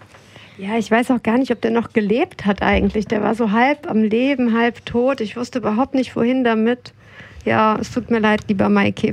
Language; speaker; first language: German; native; German